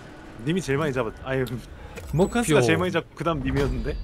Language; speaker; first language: Korean; native; Korean